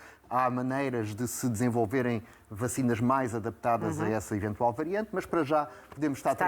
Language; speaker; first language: Portuguese; native; Portuguese